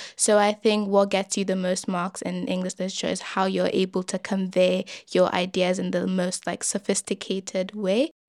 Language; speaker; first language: English; early bilingual, other home language; Yoruba